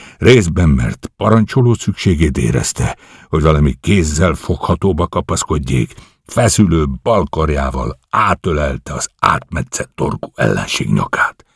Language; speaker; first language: Hungarian; native; Hungarian